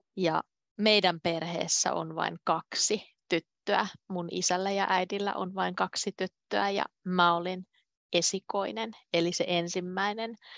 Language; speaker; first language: Finnish; native; Finnish